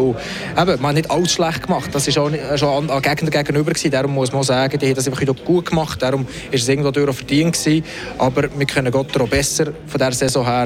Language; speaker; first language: German; native; German